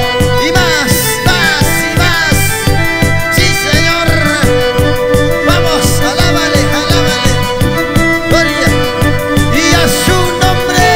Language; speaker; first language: Spanish; native; Spanish